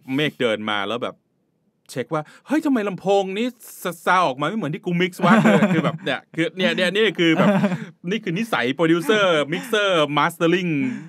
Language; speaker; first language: Thai; native; Thai